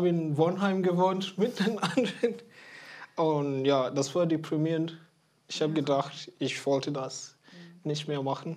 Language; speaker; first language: German; non-native, fluent; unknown